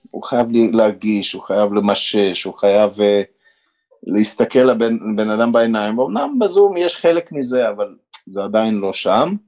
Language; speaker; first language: Hebrew; early bilingual, other home language; Romanian